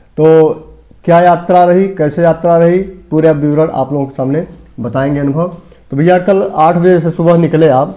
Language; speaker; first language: Hindi; native; Hindi